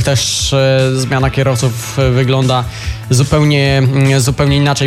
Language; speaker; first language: Polish; native; Polish